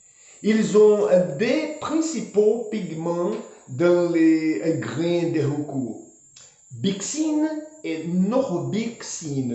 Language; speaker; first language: French; non-native, learner; Portuguese